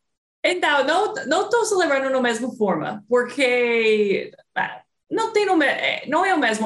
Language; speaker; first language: Portuguese; non-native, fluent; English